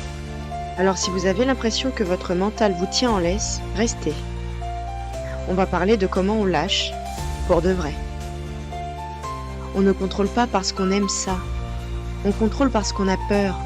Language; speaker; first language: French; native; French